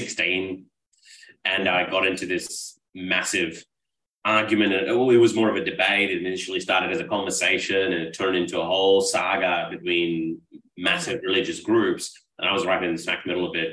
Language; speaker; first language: English; non-native, local second language; Urdu